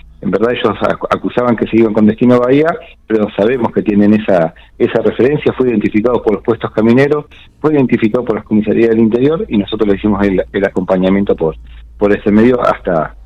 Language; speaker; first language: Spanish; native; Spanish